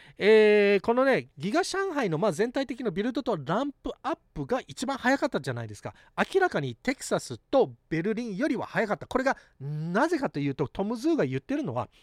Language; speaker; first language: Japanese; early bilingual, heritage; Japanese